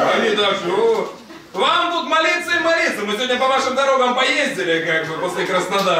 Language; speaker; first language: Russian; native; Russian